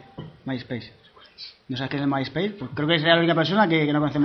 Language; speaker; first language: Spanish; native; Spanish